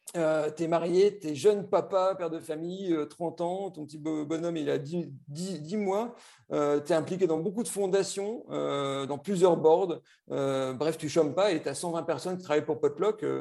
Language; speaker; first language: French; native; French